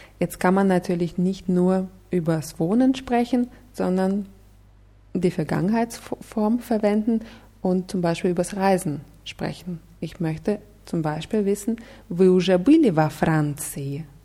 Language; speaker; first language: German; non-native, fluent; Russian